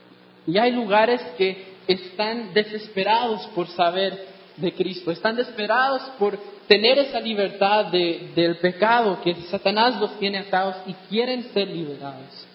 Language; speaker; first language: Spanish; non-native, fluent; English